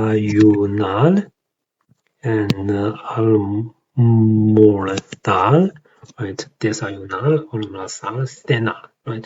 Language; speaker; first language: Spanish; non-native, learner; Chinese